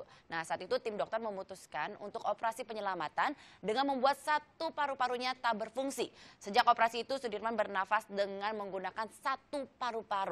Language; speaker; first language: Indonesian; native; Indonesian